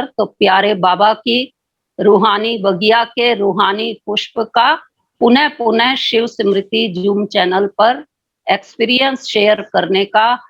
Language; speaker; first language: Hindi; native; Hindi